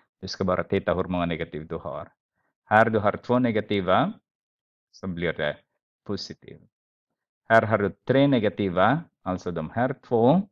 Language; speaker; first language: Swedish; non-native, fluent; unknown